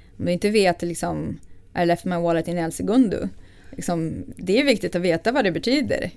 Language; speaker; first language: Swedish; non-native, fluent; Portuguese